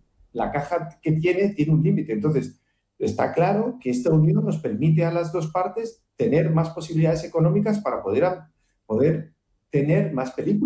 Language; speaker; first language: Spanish; native; Spanish